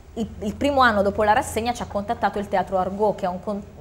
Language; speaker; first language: Italian; native; Italian